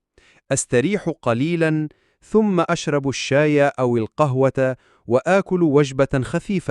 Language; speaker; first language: Arabic; non-native, fluent; Urdu